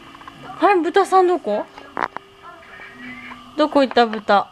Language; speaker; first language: Japanese; native; Japanese